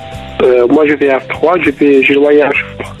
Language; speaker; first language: French; non-native, learner; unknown